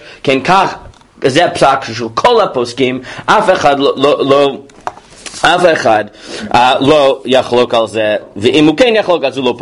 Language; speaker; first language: Hebrew; non-native, fluent; English